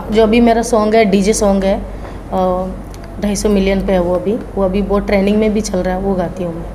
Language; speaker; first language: Hindi; native; Hindi